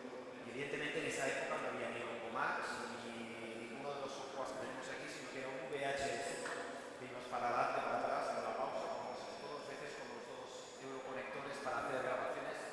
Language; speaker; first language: Spanish; native; Spanish